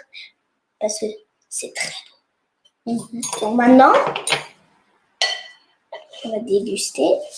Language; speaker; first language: French; non-native, fluent; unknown